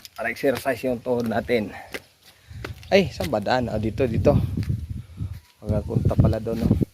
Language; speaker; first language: Filipino; native; Filipino